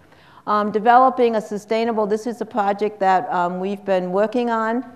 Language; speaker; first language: English; native; English